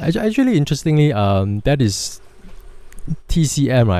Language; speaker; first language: English; non-native, local second language; Chinese